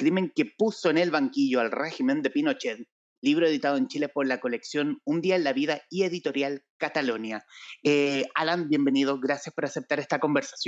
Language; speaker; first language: Spanish; native; Spanish